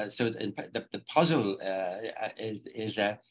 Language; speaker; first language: English; native; English